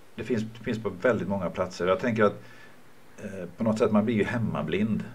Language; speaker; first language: Swedish; native; Swedish